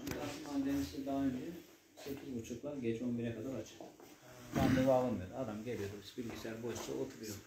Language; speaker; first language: Turkish; native; Turkish